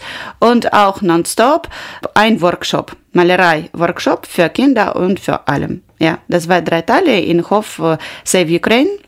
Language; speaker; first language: German; non-native, learner; Ukrainian